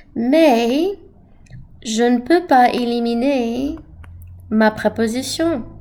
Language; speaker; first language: French; non-native, fluent; English